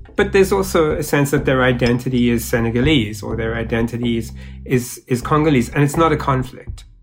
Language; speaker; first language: English; native; English